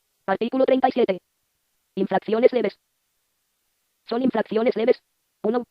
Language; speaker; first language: Spanish; native; Spanish